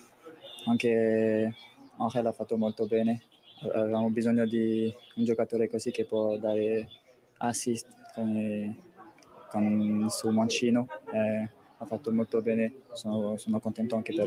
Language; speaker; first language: Italian; non-native, fluent; French